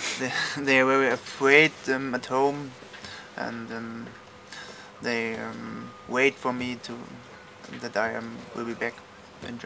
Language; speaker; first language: English; non-native, learner; German